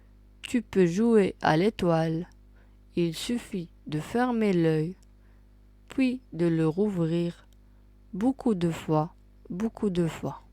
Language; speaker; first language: French; non-native, local second language; Arabic